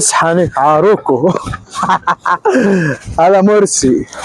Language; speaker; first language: Arabic; non-native, learner; Bangla